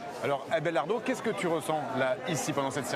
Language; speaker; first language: French; native; French